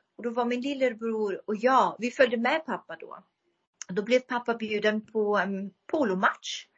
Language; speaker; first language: Swedish; non-native, fluent; German